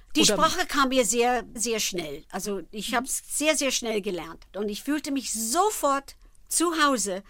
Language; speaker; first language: German; non-native, fluent; English